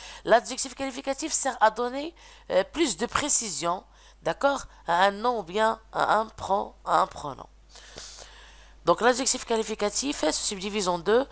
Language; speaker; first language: French; non-native, local second language; Arabic